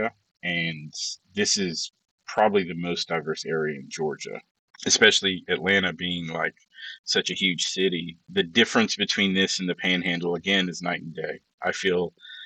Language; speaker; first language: English; early bilingual, other home language; Spanish